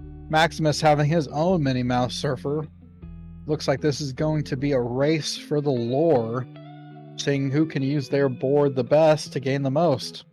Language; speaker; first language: English; native; English